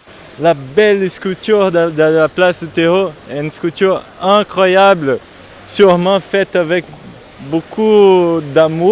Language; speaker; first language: French; non-native, fluent; Portuguese